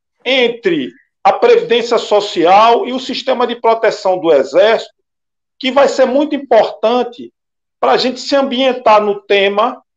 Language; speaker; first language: Portuguese; native; Portuguese